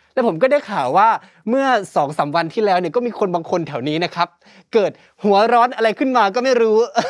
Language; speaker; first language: Thai; native; Thai